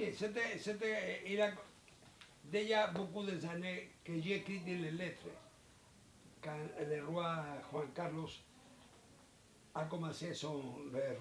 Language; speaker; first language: French; non-native, learner; Spanish